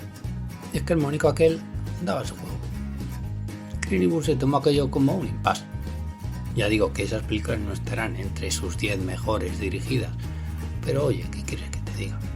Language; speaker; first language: Spanish; native; Spanish